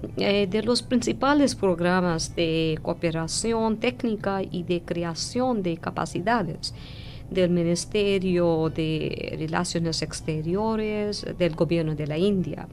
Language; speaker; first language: Spanish; non-native, fluent; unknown